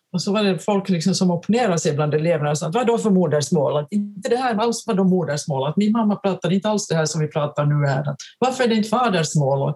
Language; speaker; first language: Swedish; native; Swedish